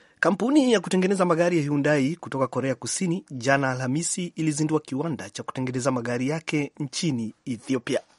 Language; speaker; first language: Swahili; non-native, local second language; Kikuyu